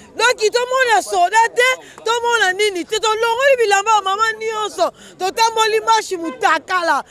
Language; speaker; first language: Lingala; non-native, local second language; Kongo